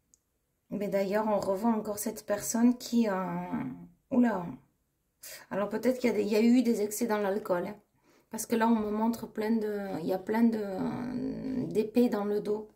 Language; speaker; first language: French; native; French